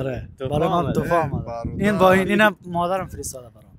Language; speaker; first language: Persian; native; Persian